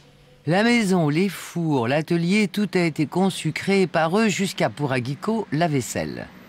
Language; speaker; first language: French; native; French